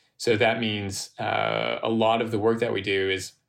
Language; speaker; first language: English; native; English